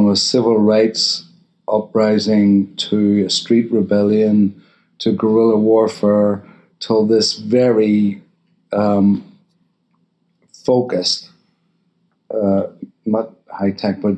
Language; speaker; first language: English; native; English